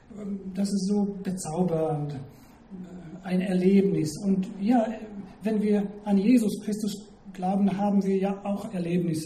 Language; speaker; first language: German; non-native, fluent; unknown